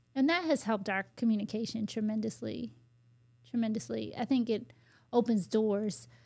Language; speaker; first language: English; native; English